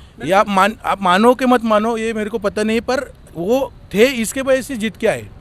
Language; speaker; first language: Hindi; non-native, local second language; Marathi